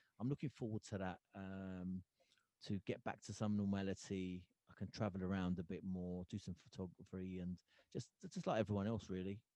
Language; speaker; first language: English; early bilingual, other home language; Punjabi